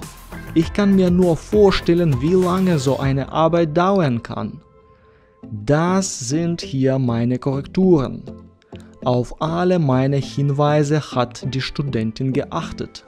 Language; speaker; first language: German; non-native, fluent; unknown